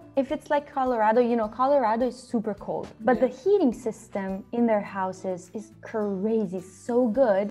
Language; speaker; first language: English; non-native, fluent; Italian